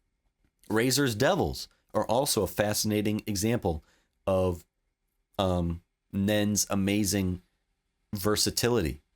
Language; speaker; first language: English; native; English